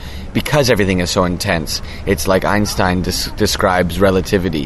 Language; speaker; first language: English; native; English